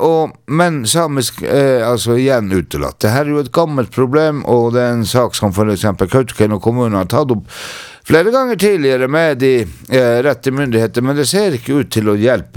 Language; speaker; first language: Norwegian; non-native, local second language; Northern Sami